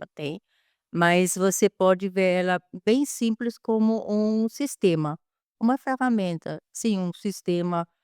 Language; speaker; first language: Portuguese; non-native, fluent; German